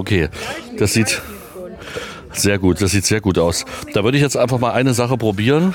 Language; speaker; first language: German; native; German